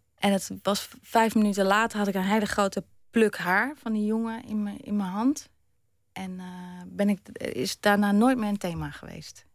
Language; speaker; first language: Dutch; early bilingual, other home language; German